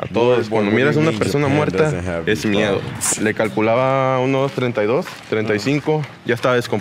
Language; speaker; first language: Spanish; native; Spanish